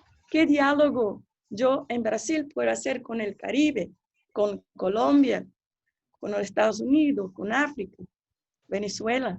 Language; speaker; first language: Spanish; non-native, fluent; Portuguese